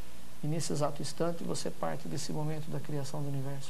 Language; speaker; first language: Portuguese; native; Portuguese